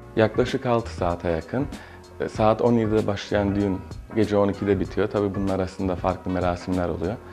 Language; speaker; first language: Turkish; early bilingual, heritage; Turkish